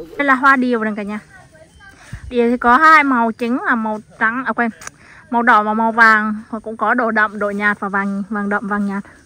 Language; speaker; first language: Vietnamese; native; Vietnamese